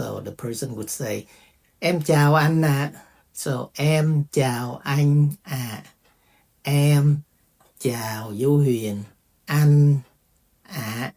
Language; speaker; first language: Vietnamese; early bilingual, heritage; Vietnamese